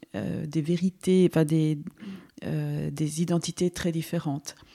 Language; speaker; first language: French; native; French